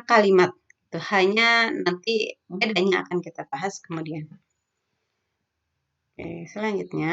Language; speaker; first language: Indonesian; native; Indonesian